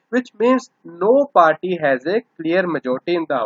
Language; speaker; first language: English; non-native, local second language; Punjabi